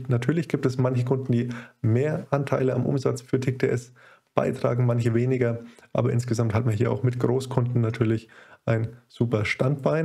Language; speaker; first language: German; native; German